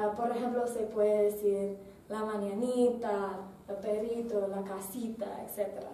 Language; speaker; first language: Spanish; non-native, fluent; English